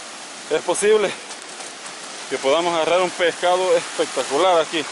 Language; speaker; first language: Spanish; native; Spanish